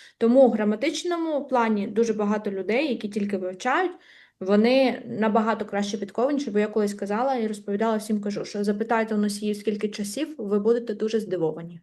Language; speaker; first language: Ukrainian; native; Ukrainian